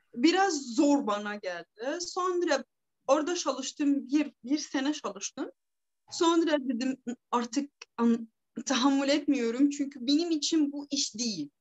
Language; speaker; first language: Turkish; non-native, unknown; Arabic